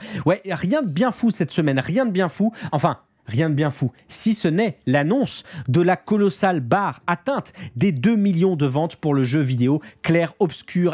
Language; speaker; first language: French; native; French